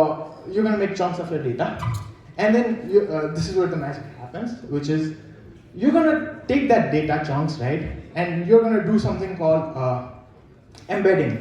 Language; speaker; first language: English; non-native, local second language; Nepali